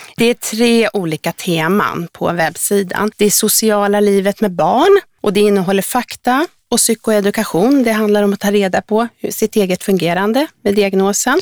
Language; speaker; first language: Swedish; native; Swedish